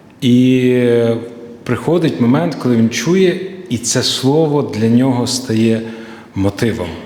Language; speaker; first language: Ukrainian; native; Ukrainian